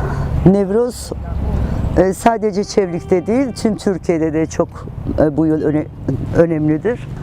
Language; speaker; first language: Turkish; non-native, local second language; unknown